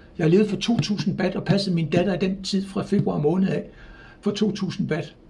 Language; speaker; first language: Danish; native; Danish